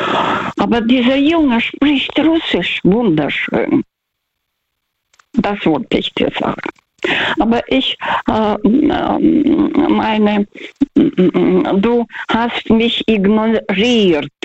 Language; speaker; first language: German; non-native, fluent; Russian